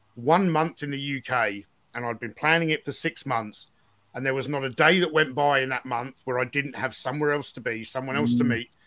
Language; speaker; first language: English; native; English